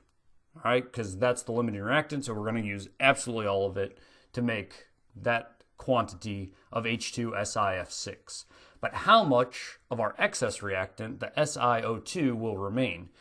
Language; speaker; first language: English; native; English